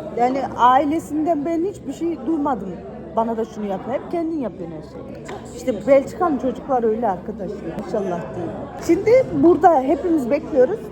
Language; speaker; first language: Turkish; early bilingual, other home language; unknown